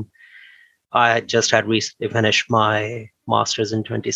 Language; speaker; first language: English; non-native, local second language; Urdu